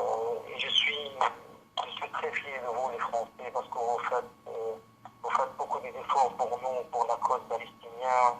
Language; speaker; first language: French; non-native, fluent; Arabic